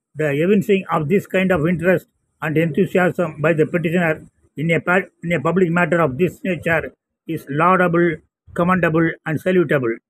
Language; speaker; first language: English; non-native, local second language; Tamil